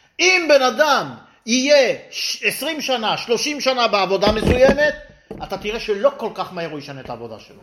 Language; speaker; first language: Hebrew; native; Hebrew